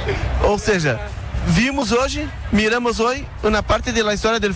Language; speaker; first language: Spanish; non-native, fluent; Portuguese